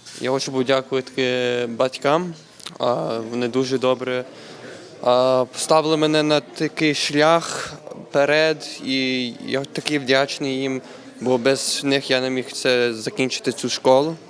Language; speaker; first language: Ukrainian; early bilingual, heritage; Ukrainian